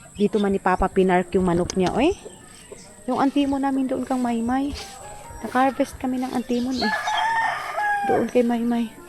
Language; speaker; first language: Filipino; non-native, local second language; Cebuano